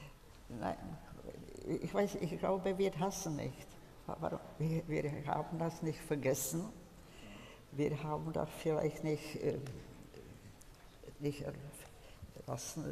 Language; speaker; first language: German; non-native, fluent; Czech